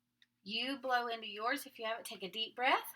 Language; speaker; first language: English; native; English